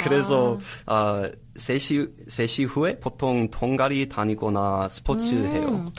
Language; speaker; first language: Korean; non-native, learner; English